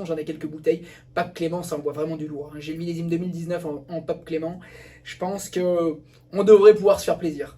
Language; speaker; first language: French; native; French